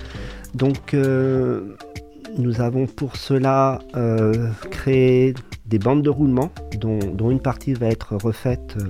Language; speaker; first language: French; native; French